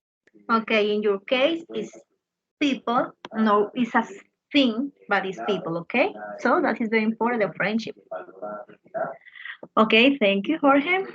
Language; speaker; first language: English; non-native, fluent; Spanish